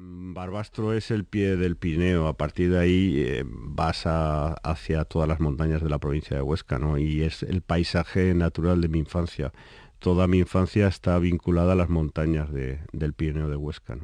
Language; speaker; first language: Spanish; native; Spanish